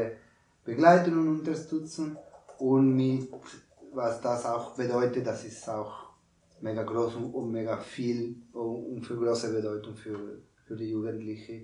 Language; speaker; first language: German; non-native, learner; Spanish